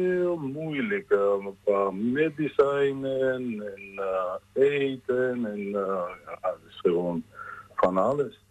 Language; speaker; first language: Dutch; non-native, learner; Georgian